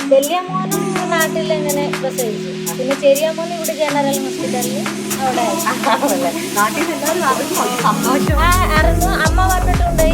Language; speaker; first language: Malayalam; non-native, local second language; Bangla